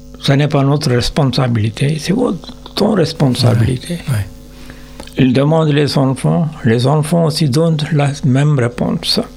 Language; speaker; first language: French; non-native, learner; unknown